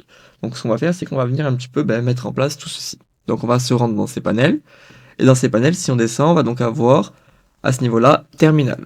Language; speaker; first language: French; native; French